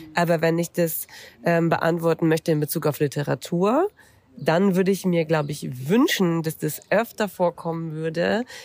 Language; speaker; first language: German; native; German